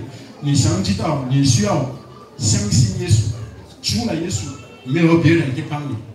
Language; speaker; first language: Chinese; non-native, learner; French